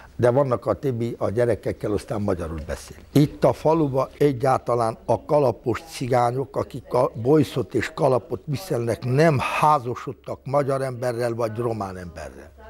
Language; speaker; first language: Hungarian; non-native, local second language; Romany